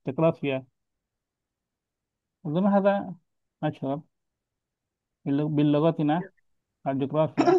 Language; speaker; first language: Arabic; non-native, fluent; Indonesian